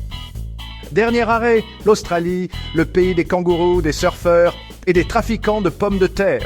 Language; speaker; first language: French; native; French